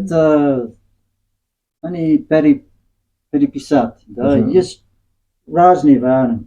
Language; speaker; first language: Russian; non-native, learner; English